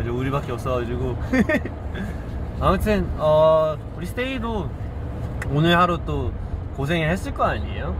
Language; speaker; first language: Korean; early bilingual, heritage; Korean